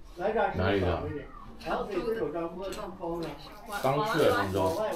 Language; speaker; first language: Chinese; non-native, fluent; Korean